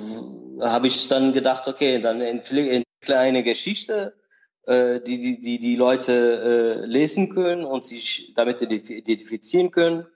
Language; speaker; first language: German; non-native, learner; Portuguese